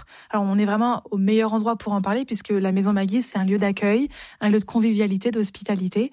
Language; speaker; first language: French; native; French